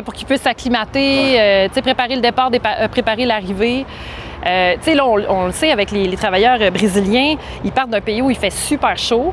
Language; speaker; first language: French; native; French